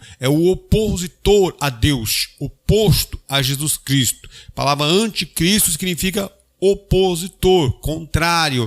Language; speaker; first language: Portuguese; native; Portuguese